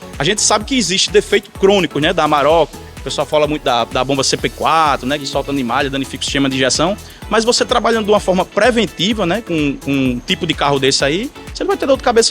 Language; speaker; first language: Portuguese; native; Portuguese